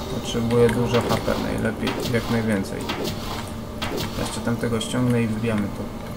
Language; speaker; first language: Polish; native; Polish